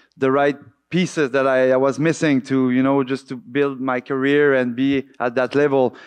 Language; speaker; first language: English; native; English